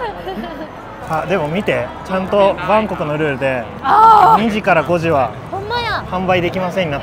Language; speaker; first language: Japanese; native; Japanese